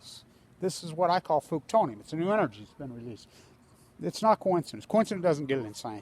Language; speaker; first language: English; native; English